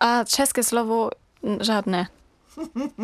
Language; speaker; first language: Czech; non-native, learner; German